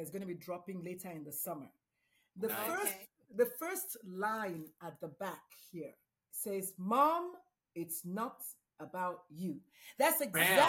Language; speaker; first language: English; non-native, local second language; Igbo